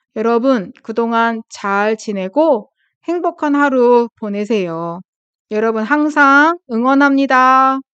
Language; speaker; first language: Korean; native; Korean